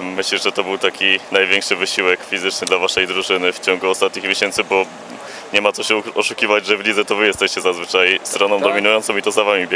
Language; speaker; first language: Polish; native; Polish